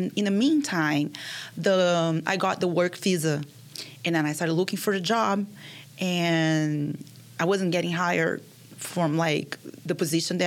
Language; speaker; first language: English; non-native, fluent; Portuguese